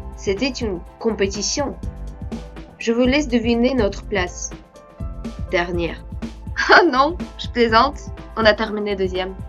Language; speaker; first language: French; non-native, fluent; Russian